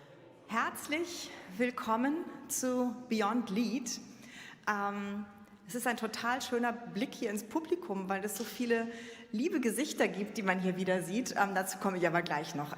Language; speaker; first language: German; native; German